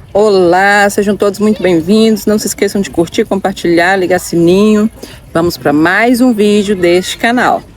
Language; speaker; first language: Portuguese; native; Portuguese